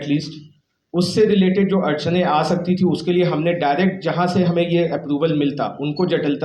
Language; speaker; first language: Hindi; native; Hindi